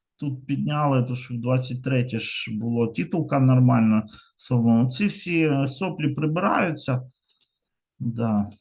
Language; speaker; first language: Ukrainian; non-native, local second language; Russian